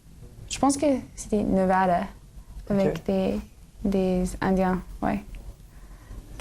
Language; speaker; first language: French; non-native, learner; English